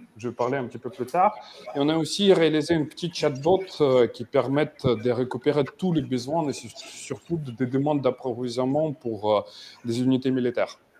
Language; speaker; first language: French; non-native, fluent; Russian